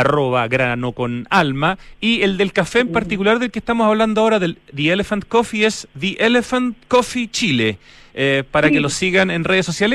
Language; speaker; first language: Spanish; native; Spanish